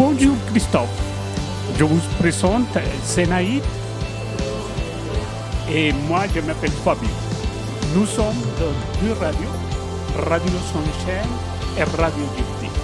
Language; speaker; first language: French; non-native, fluent; Spanish